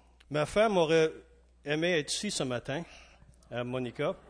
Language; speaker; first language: French; non-native, local second language; English